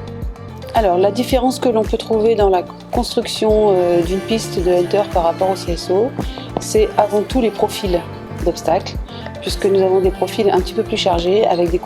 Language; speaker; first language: French; native; French